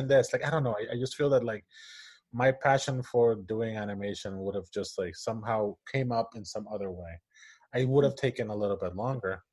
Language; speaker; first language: English; non-native, fluent; Spanish